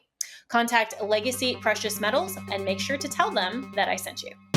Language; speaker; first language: English; native; English